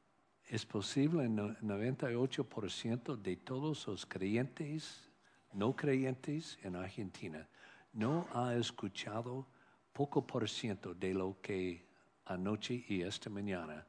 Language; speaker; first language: Spanish; non-native, learner; English